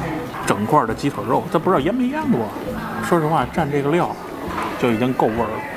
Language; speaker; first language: Chinese; native; Chinese